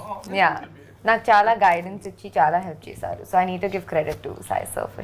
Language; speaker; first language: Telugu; non-native, local second language; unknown